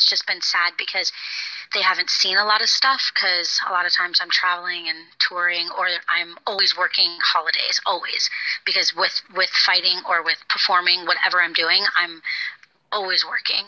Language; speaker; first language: English; native; English